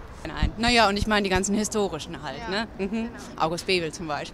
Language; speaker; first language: German; native; German